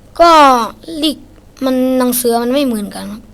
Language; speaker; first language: Thai; non-native, learner; Shan